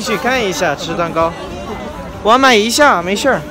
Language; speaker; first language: Chinese; non-native, fluent; Arabic